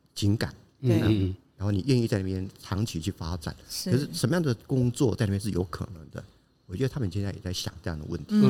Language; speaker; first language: Chinese; native; Chinese